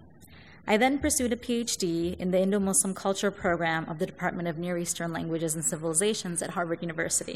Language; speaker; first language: English; native; English